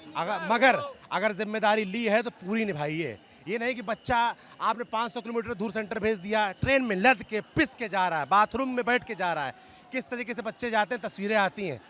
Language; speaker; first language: Hindi; native; Hindi